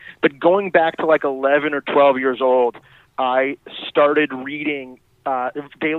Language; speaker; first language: English; native; English